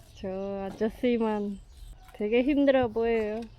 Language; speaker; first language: Korean; non-native, fluent; Khmer